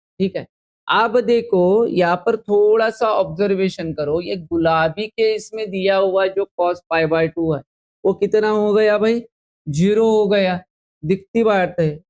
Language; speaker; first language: Hindi; non-native, local second language; Marathi